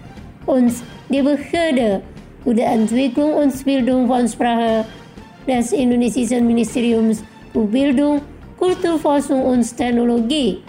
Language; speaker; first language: German; non-native, fluent; Indonesian